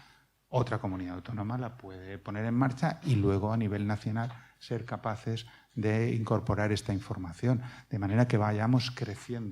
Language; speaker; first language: Spanish; native; Spanish